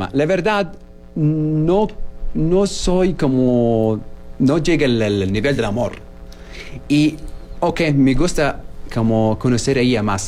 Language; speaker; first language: Spanish; non-native, learner; Arabic